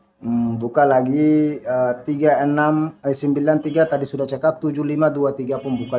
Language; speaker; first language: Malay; non-native, learner; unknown